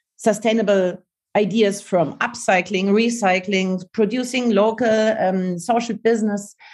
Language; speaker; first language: English; non-native, learner; German